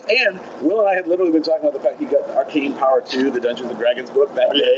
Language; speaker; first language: English; native; English